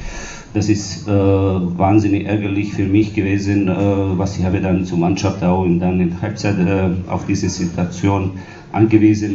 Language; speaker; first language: German; non-native, fluent; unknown